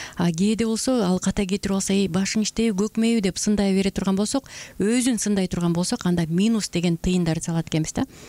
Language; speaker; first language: Kyrgyz; native; Kyrgyz